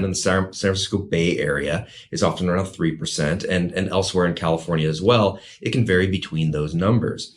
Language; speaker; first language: English; native; English